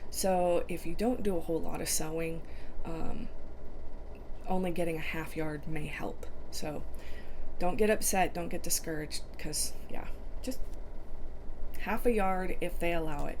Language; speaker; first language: English; native; English